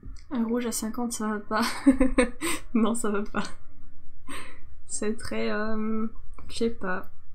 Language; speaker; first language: French; native; French